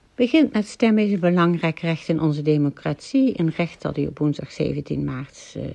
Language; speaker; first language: Dutch; native; Dutch